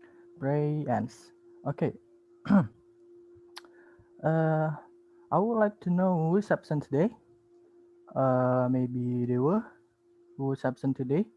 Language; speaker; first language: English; non-native, learner; Indonesian